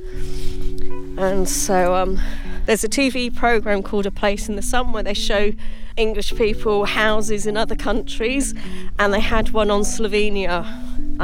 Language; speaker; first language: English; native; English